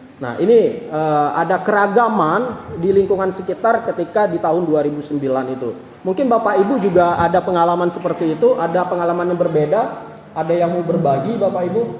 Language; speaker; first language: Indonesian; non-native, local second language; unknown